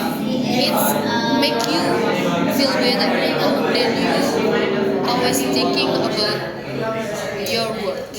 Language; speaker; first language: English; non-native, learner; Indonesian